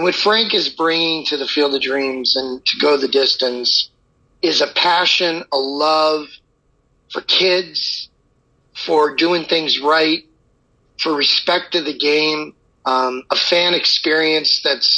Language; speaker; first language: English; native; English